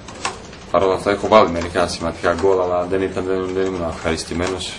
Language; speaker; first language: Greek; non-native, fluent; Croatian